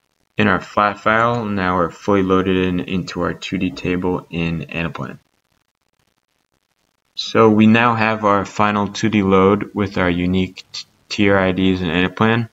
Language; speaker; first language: English; native; English